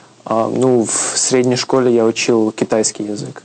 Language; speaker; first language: Russian; early bilingual, heritage; Russian